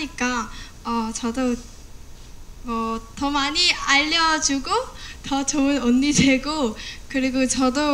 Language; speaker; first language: Korean; non-native, learner; Cantonese